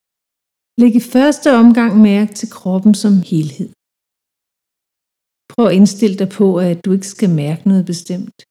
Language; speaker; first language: Danish; native; Danish